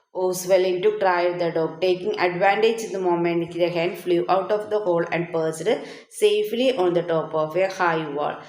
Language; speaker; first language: English; non-native, local second language; Malayalam